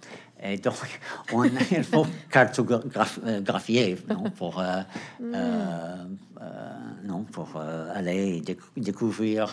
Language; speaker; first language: French; non-native, fluent; Portuguese